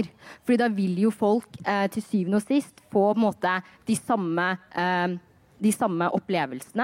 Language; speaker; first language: Norwegian; early bilingual, other home language; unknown